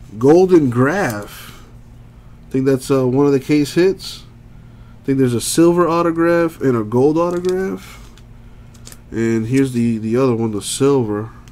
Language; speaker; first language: English; native; English